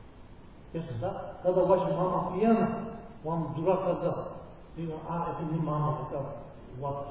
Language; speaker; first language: Russian; non-native, learner; Tibetan